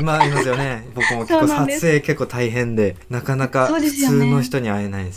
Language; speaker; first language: Japanese; native; Japanese